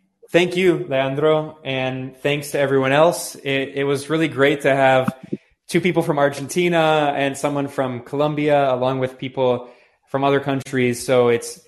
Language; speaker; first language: English; native; English